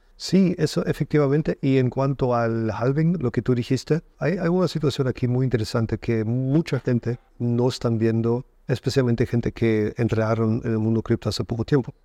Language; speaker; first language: Spanish; non-native, fluent; German